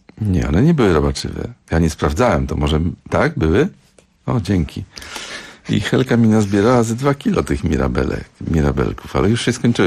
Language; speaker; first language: Polish; native; Polish